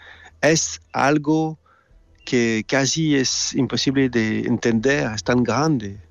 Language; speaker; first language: Spanish; non-native, fluent; French